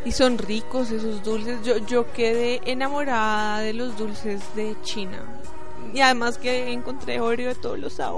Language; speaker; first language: Spanish; native; Spanish